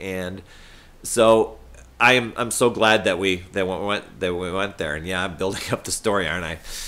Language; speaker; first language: English; native; English